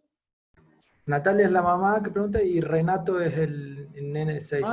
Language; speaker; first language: Spanish; native; Spanish